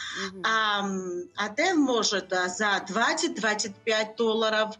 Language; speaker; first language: Russian; non-native, fluent; Georgian